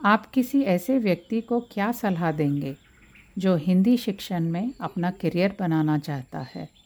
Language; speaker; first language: Hindi; non-native, local second language; Telugu